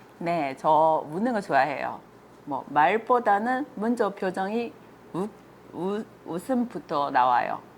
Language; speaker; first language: Korean; non-native, fluent; Chinese